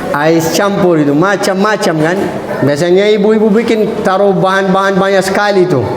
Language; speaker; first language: Malay; non-native, fluent; Arabic